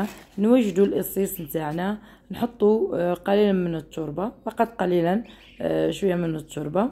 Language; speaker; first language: Arabic; native; Arabic